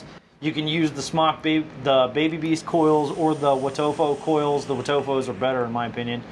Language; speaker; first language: English; native; English